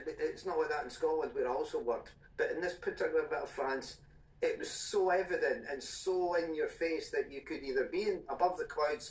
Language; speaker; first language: English; native; English